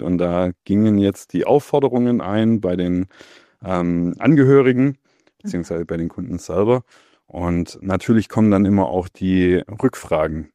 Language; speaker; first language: German; native; German